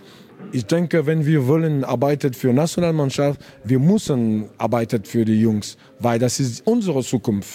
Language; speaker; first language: German; non-native, learner; French